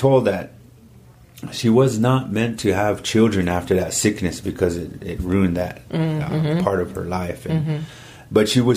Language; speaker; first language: English; native; English